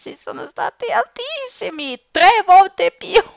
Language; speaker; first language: Italian; non-native, fluent; Serbian